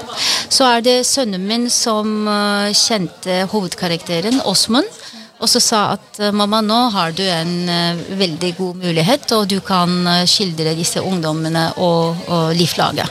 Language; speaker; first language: Norwegian; non-native, fluent; Turkish